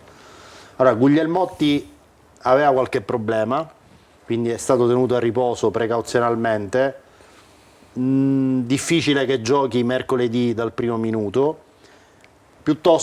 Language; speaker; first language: Italian; native; Italian